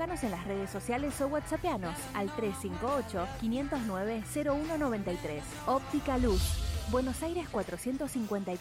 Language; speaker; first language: Spanish; native; Spanish